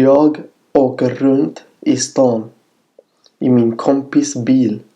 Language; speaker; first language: Swedish; non-native, fluent; Arabic